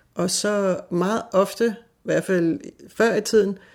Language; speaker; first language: Danish; native; Danish